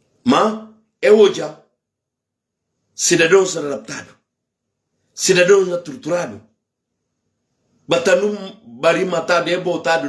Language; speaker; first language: Portuguese; non-native, local second language; Upper Guinea Crioulo